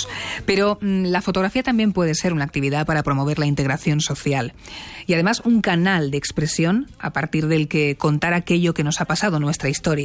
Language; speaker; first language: Spanish; native; Spanish